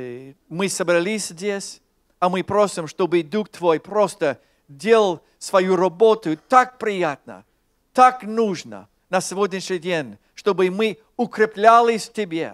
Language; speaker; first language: Russian; non-native, fluent; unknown